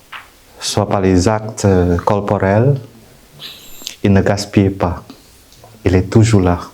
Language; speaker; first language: French; non-native, fluent; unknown